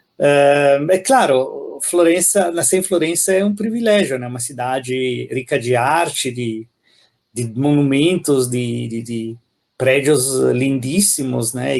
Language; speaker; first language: Portuguese; non-native, fluent; Italian